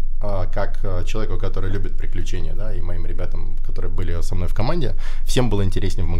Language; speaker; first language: Russian; native; Russian